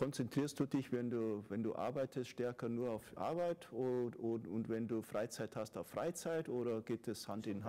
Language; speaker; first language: German; native; German